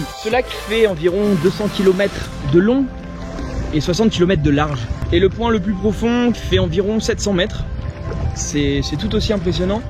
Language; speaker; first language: French; native; French